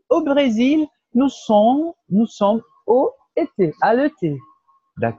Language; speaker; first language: French; non-native, fluent; Portuguese